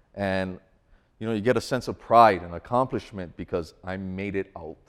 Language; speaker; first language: English; native; English